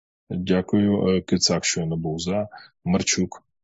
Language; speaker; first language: Ukrainian; native; Ukrainian